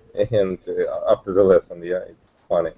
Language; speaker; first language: English; non-native, learner; Russian